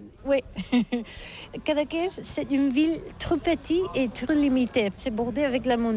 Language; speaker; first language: French; non-native, learner; Catalan